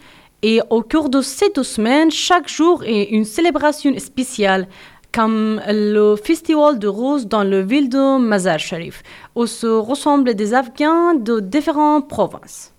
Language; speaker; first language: French; non-native, learner; Persian